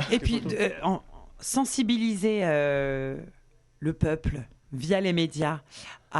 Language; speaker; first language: French; native; French